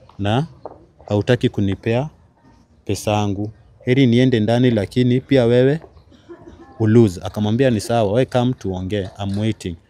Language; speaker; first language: Swahili; native; Swahili